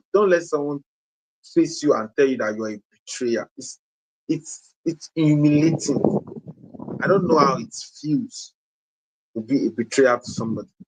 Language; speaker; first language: English; non-native, local second language; Yoruba